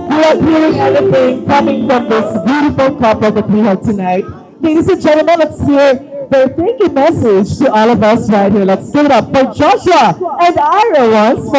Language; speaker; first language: English; non-native, local second language; Filipino